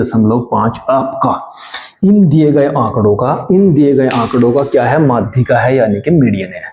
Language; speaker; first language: Hindi; native; Hindi